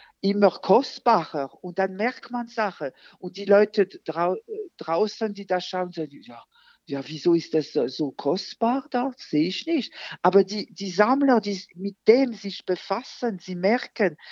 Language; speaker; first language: German; non-native, fluent; French